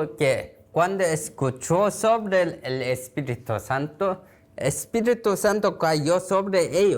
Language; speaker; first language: Spanish; non-native, learner; Korean